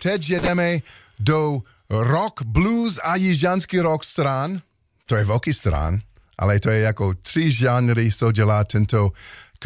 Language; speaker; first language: Czech; non-native, learner; English